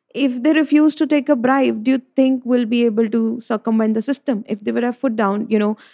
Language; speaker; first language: English; non-native, local second language; Hindi